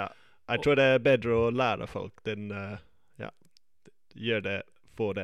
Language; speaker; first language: Norwegian; non-native, fluent; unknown